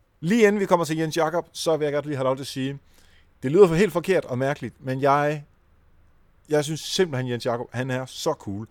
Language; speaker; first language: Danish; native; Danish